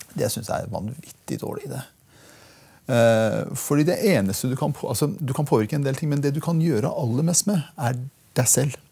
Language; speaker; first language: Norwegian; early bilingual, other home language; Persian